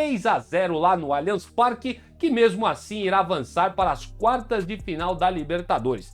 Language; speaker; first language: Portuguese; native; Portuguese